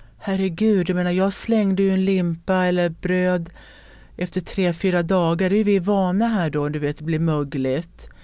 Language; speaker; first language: Swedish; native; Swedish